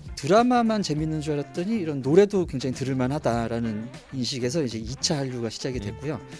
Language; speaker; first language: Korean; native; Korean